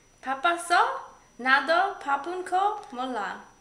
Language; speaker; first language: Korean; non-native, learner; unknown